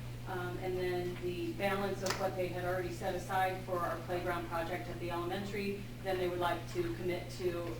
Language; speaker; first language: English; native; English